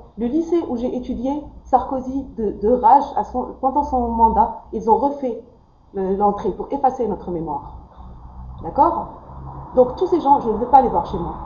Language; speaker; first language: French; non-native, local second language; Arabic